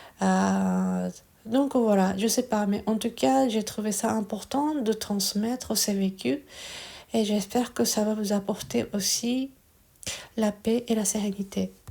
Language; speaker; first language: French; non-native, fluent; Japanese